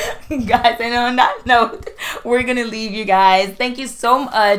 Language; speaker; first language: English; non-native, fluent; Spanish